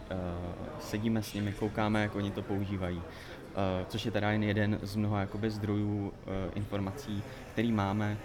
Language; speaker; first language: Czech; native; Czech